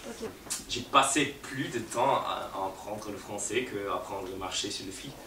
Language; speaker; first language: French; non-native, fluent; English